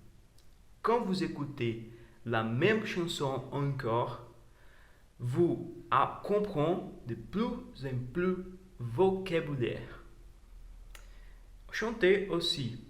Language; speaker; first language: French; non-native, learner; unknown